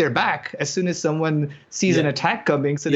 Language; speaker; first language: English; non-native, local second language; Tamil